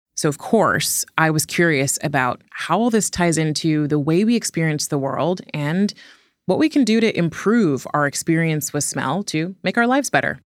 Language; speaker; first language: English; native; English